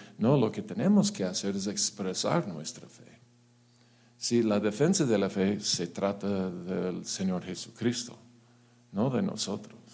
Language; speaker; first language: Spanish; non-native, fluent; English